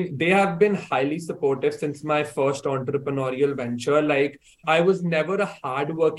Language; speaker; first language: English; non-native, local second language; Hindi